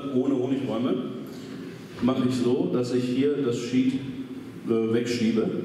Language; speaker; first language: German; native; German